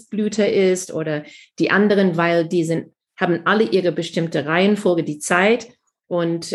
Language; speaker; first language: German; non-native, fluent; English